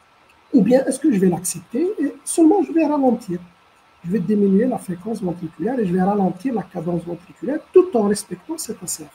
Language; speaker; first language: French; non-native, local second language; Arabic